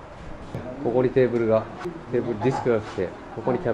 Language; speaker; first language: Japanese; native; Japanese